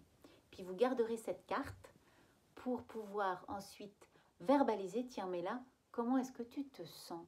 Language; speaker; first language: French; native; French